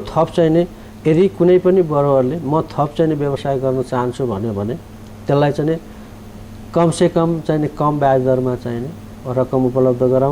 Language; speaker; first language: Nepali; native; Nepali